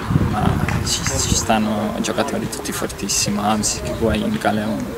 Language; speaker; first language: Italian; non-native, learner; Estonian